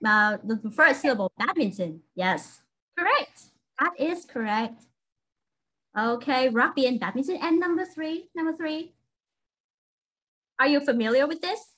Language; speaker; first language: English; non-native, fluent; Vietnamese